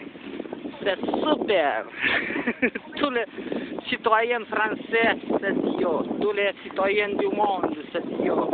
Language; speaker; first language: French; non-native, learner; Romanian